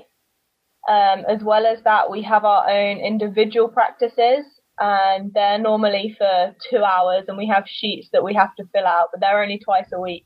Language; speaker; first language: English; native; English